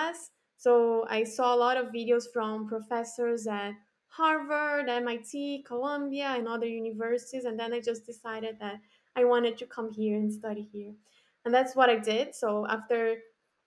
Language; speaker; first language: English; non-native, fluent; Portuguese